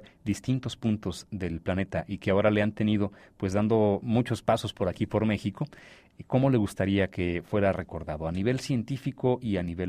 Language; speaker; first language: Spanish; native; Spanish